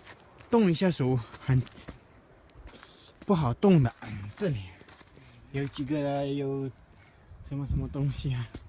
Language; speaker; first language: Chinese; non-native, learner; Tibetan